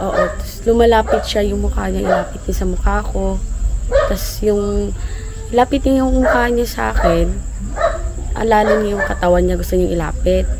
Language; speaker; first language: Filipino; non-native, local second language; Cebuano